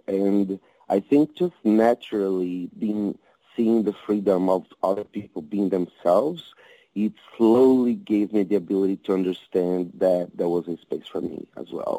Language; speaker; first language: English; non-native, fluent; Portuguese